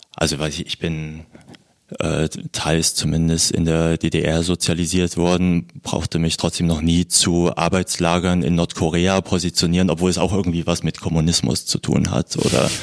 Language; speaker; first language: German; native; German